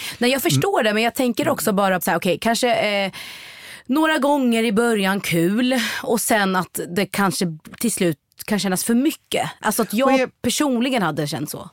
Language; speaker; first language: Swedish; native; Swedish